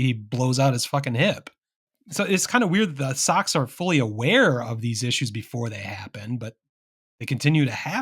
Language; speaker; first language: English; native; English